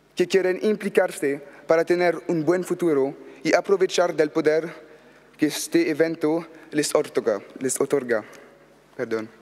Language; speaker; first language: Spanish; non-native, fluent; English